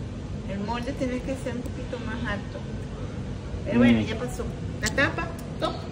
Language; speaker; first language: Spanish; native; Spanish